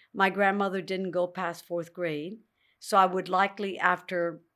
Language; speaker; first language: English; early bilingual, other home language; Spanish